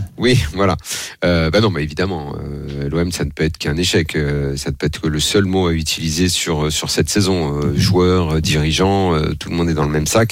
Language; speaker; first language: French; native; French